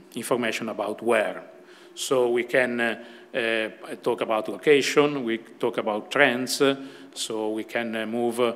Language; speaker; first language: English; non-native, fluent; Italian